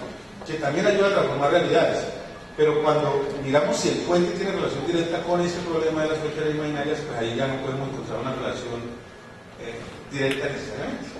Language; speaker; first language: Spanish; native; Spanish